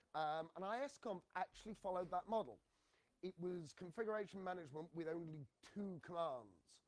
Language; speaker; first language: English; native; English